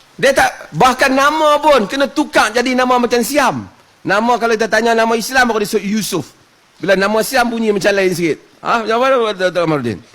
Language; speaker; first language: Malay; native; Malay